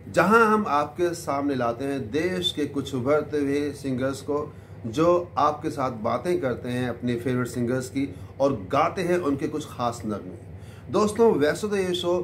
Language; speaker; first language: Hindi; native; Hindi